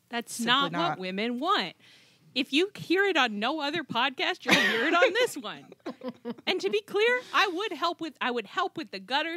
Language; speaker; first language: English; native; English